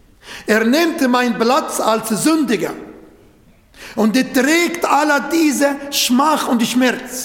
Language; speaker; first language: German; non-native, fluent; Arabic